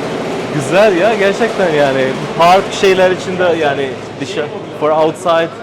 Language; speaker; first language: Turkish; non-native, learner; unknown